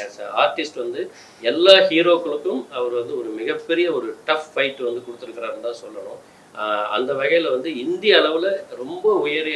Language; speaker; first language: Tamil; native; Tamil